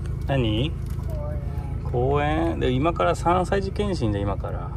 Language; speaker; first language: Japanese; native; Japanese